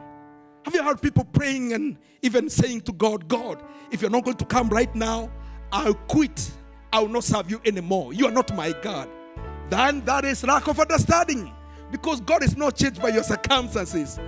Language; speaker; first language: English; non-native, local second language; Swahili